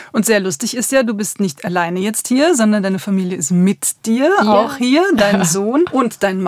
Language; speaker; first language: German; native; German